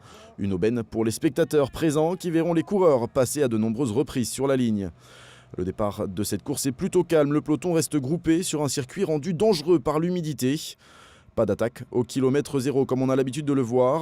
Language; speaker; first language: French; native; French